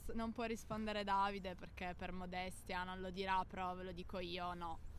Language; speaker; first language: Italian; native; Italian